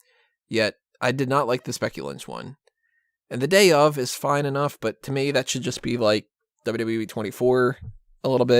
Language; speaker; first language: English; native; English